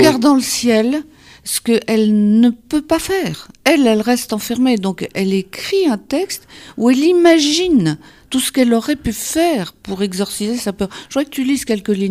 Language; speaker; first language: French; native; French